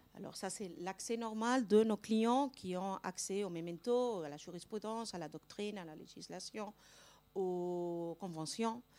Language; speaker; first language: French; non-native, fluent; Spanish